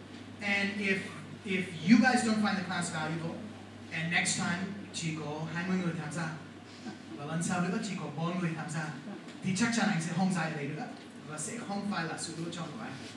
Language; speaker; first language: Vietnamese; non-native, fluent; English